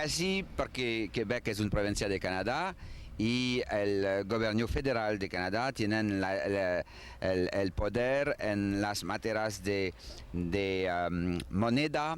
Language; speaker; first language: Spanish; non-native, learner; French